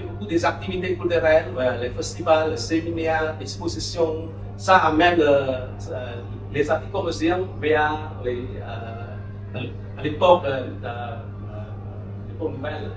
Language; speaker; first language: French; non-native, local second language; Khmer